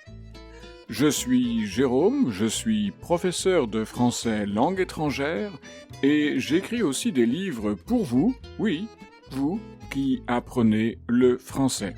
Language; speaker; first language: French; native; French